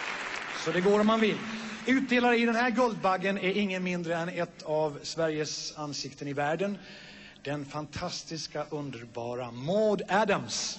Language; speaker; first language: Swedish; native; Swedish